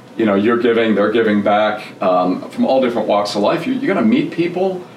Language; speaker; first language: English; early bilingual, other home language; German